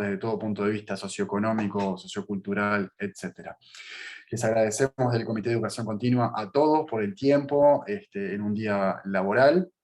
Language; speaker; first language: Spanish; native; Spanish